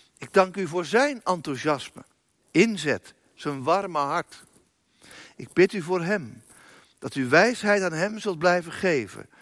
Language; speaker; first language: Dutch; native; Dutch